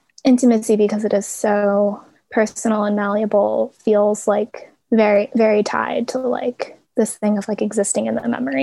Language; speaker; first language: English; native; English